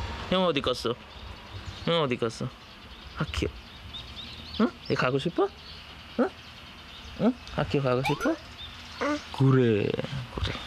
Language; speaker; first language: Korean; non-native, learner; Divehi